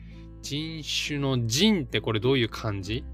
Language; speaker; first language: Japanese; native; Japanese